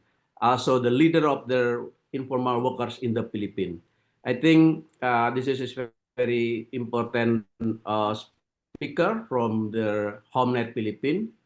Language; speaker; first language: English; non-native, learner; Indonesian